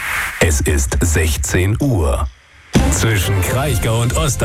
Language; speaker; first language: German; native; German